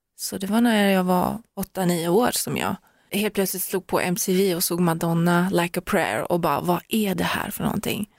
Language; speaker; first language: Swedish; early bilingual, other home language; Persian